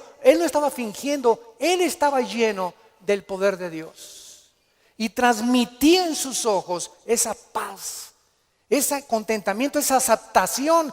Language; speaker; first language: Spanish; native; Spanish